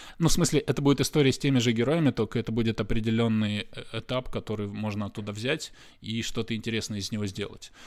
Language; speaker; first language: Russian; native; Russian